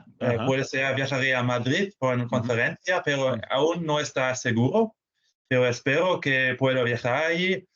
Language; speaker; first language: Spanish; non-native, fluent; German